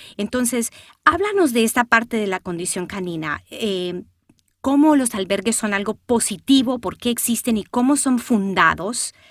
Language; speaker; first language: Spanish; early bilingual, heritage; Spanish